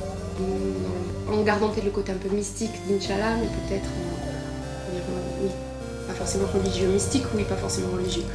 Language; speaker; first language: French; native; French